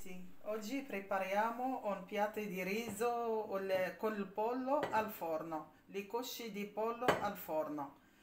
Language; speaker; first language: Italian; non-native, learner; Arabic